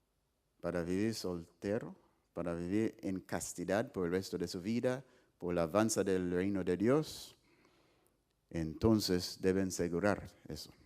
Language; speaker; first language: Spanish; non-native, fluent; English